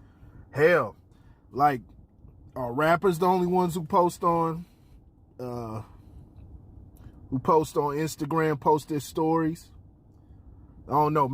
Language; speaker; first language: English; native; English